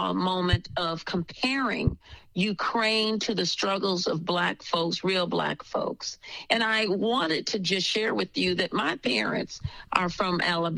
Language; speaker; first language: English; native; English